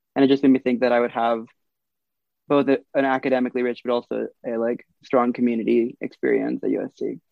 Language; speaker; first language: English; native; English